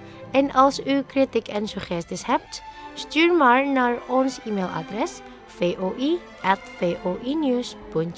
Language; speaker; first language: Dutch; non-native, learner; Indonesian